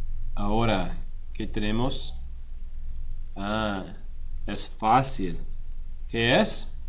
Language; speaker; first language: Spanish; non-native, fluent; English